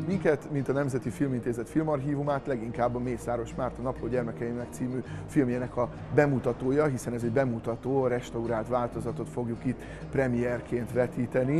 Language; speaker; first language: Hungarian; native; Hungarian